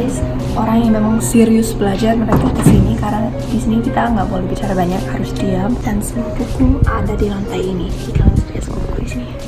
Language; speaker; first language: Indonesian; non-native, fluent; English